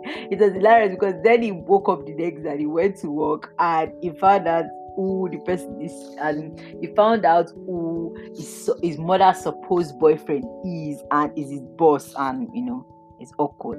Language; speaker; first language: English; non-native, local second language; Yoruba